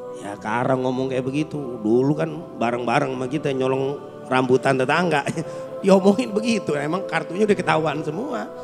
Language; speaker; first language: Indonesian; native; Indonesian